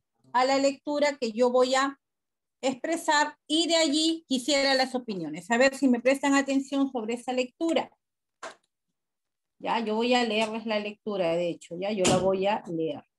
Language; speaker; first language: Spanish; native; Spanish